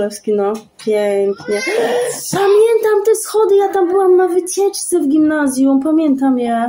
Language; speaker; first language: Polish; native; Polish